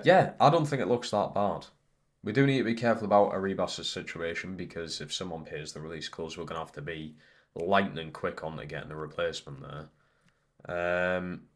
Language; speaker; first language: English; native; English